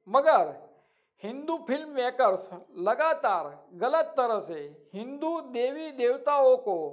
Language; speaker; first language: Hindi; non-native, local second language; Gujarati